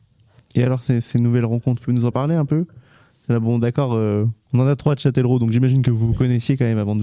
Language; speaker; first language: French; native; French